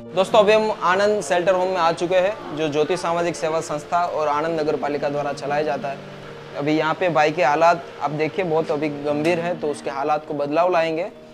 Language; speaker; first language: Hindi; non-native, local second language; Gujarati